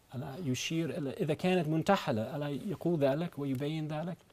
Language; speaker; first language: Arabic; non-native, fluent; English